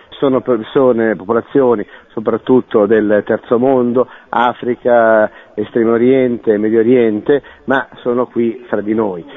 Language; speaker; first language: Italian; native; Italian